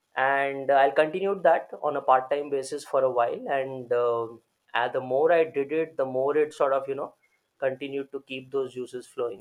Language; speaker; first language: English; non-native, local second language; Hindi